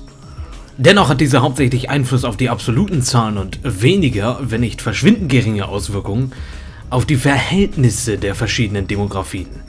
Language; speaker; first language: German; native; German